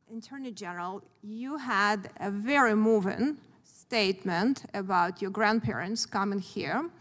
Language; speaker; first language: English; non-native, fluent; Ukrainian